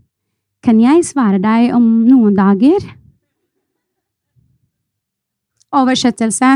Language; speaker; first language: Norwegian; non-native, fluent; Arabic